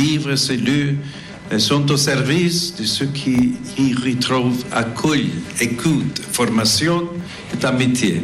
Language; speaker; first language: French; non-native, fluent; English